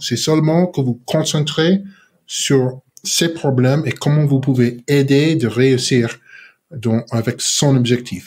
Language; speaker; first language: French; non-native, learner; English